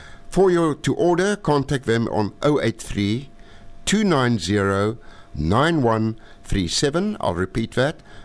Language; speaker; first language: English; non-native, local second language; Afrikaans